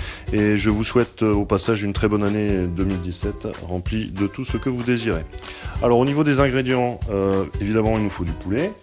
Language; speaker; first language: French; native; French